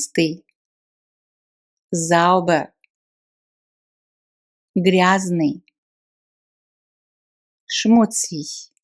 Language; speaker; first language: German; non-native, fluent; Russian